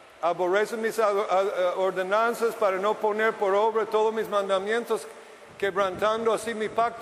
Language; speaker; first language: Spanish; non-native, fluent; English